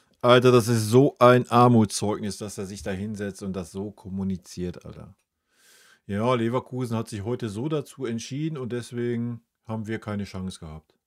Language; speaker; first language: German; native; German